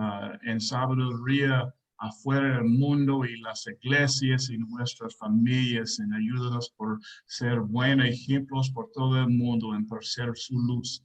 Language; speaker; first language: Spanish; non-native, learner; English